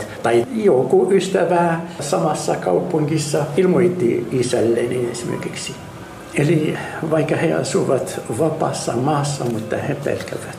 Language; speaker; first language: Finnish; non-native, fluent; Arabic